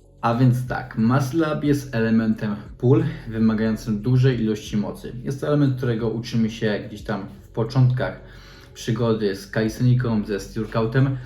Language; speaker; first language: Polish; native; Polish